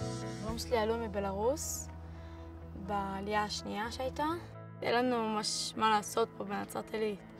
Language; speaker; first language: Hebrew; early bilingual, other home language; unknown